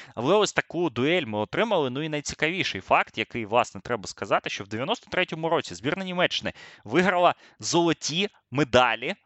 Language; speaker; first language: Ukrainian; native; Ukrainian